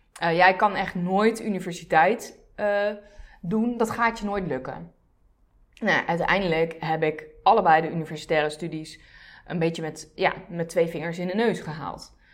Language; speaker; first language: Dutch; early bilingual, other home language; Turkish